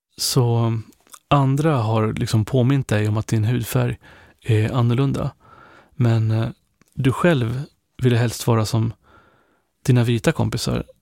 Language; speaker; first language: Swedish; native; Swedish